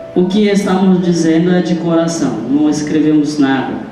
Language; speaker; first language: Portuguese; non-native, fluent; Haitian Creole